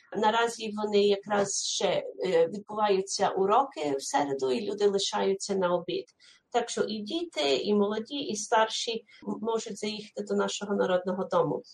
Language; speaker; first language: Ukrainian; early bilingual, heritage; Ukrainian